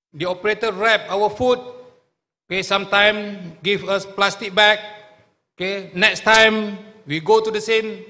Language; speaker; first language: English; non-native, local second language; Malay